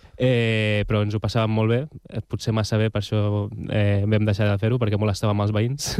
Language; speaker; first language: Catalan; non-native, local second language; Spanish